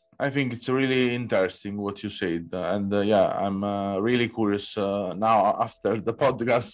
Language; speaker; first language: English; non-native, learner; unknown